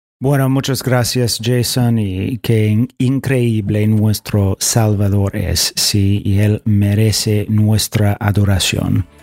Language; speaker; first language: Spanish; non-native, fluent; English